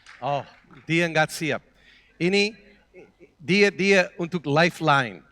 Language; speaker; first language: Indonesian; non-native, learner; English